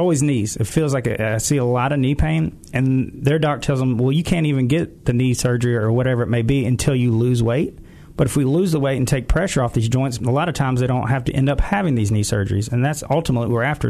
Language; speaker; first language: English; native; English